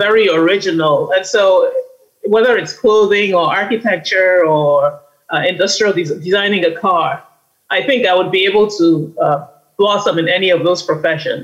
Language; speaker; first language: English; native; English